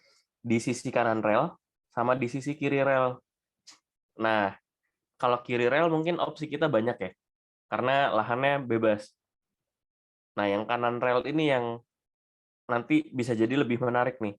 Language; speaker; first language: Indonesian; native; Indonesian